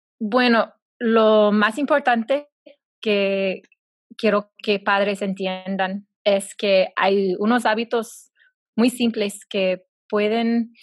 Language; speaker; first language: Spanish; non-native, fluent; English